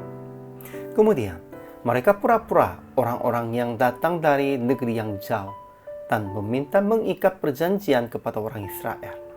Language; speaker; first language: Indonesian; non-native, fluent; Korean